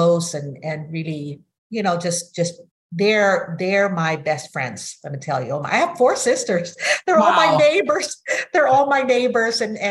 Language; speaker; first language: English; non-native, local second language; Filipino